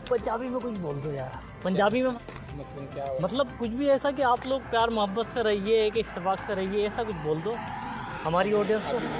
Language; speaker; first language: Hindi; native; Hindi